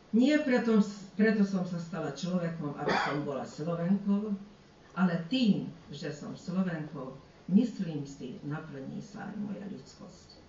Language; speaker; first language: Slovak; early bilingual, heritage; Slovak